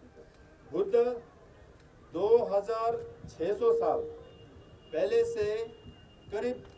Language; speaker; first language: Hindi; non-native, learner; Tibetan